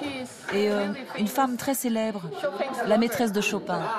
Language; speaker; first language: French; non-native, fluent; Korean